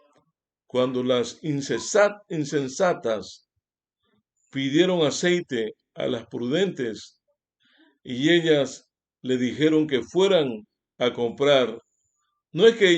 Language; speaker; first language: Spanish; native; Spanish